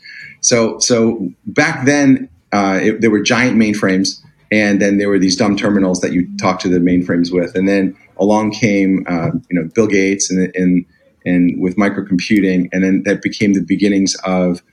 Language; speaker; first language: English; native; English